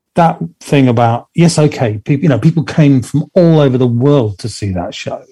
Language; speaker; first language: English; native; English